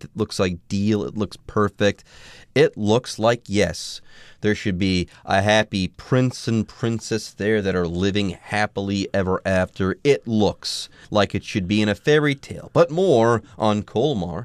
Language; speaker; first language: English; native; English